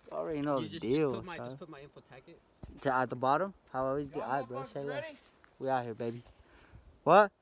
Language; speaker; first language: English; native; English